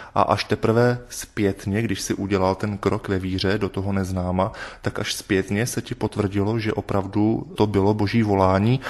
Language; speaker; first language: Czech; native; Czech